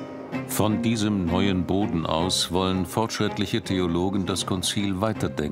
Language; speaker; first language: German; native; German